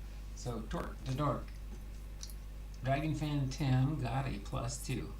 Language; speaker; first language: English; native; English